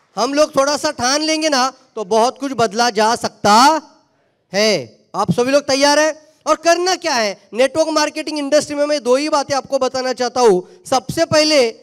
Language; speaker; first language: Hindi; non-native, local second language; Marathi